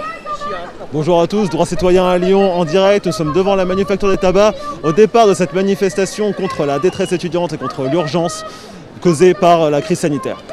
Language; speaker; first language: French; native; French